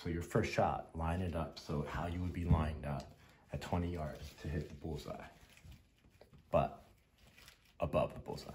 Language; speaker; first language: English; native; English